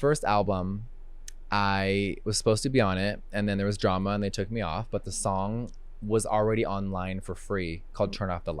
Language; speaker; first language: English; native; English